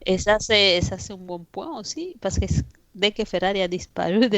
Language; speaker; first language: French; non-native, fluent; Spanish